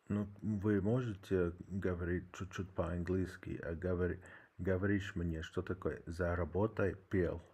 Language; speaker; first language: Russian; non-native, learner; English